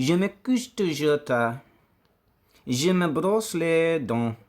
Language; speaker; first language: French; non-native, learner; English